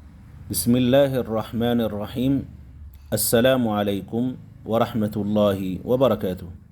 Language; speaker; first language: Arabic; non-native, fluent; Indonesian